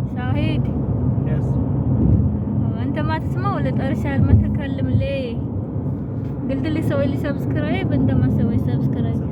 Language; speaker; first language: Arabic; non-native, learner; Amharic